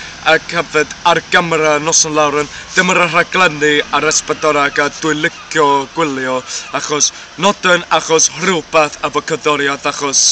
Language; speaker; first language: Welsh; non-native, learner; English